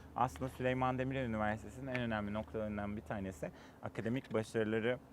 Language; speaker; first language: Turkish; native; Turkish